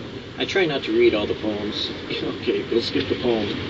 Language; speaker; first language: English; native; English